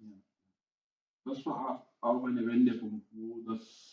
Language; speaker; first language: German; non-native, fluent; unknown